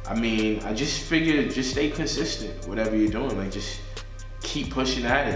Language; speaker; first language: English; native; English